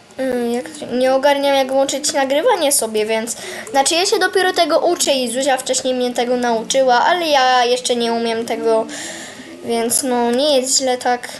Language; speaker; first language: Polish; native; Polish